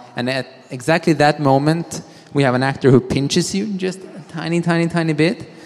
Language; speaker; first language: English; non-native, fluent; Swedish